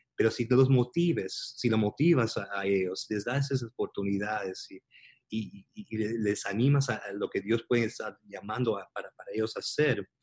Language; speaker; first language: Spanish; early bilingual, heritage; Spanish